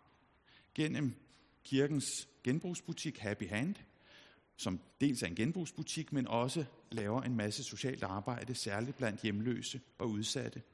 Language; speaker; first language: Danish; native; Danish